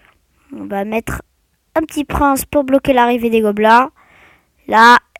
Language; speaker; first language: French; native; French